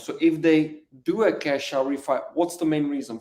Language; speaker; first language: English; native; English